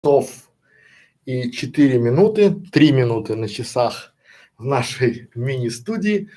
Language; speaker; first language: Russian; native; Russian